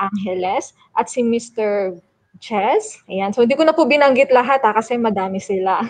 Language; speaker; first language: Filipino; native; Filipino